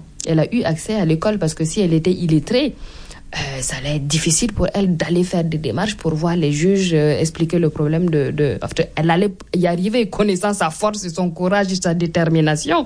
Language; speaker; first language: French; non-native, local second language; Mossi